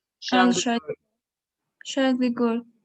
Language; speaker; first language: French; non-native, learner; Spanish